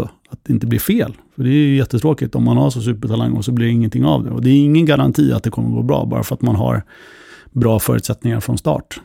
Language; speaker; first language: Swedish; native; Swedish